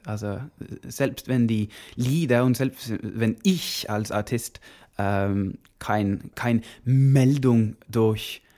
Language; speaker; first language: German; non-native, learner; Norwegian